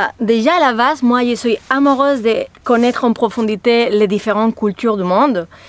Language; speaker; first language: French; non-native, fluent; Spanish